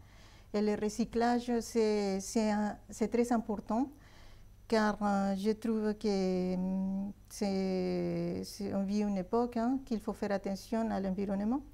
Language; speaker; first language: French; non-native, fluent; Spanish